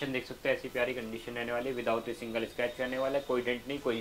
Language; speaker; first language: Hindi; native; Hindi